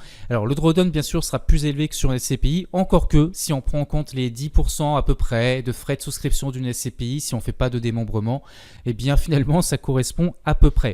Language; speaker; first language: French; native; French